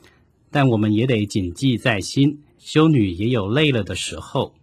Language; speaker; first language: Chinese; native; Chinese